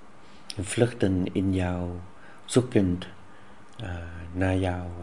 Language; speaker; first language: Dutch; non-native, fluent; Vietnamese